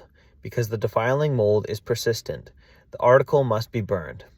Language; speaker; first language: English; native; English